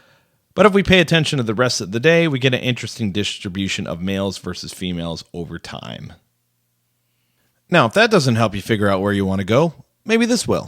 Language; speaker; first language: English; native; English